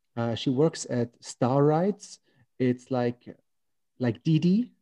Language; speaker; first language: English; non-native, fluent; German